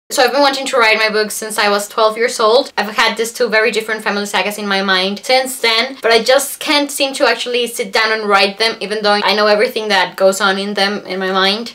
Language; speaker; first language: English; non-native, fluent; Spanish